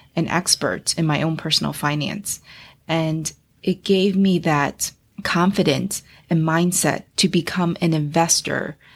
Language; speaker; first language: English; early bilingual, other home language; Chinese